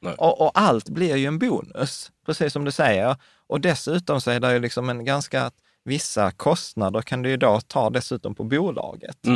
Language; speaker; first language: Swedish; native; Swedish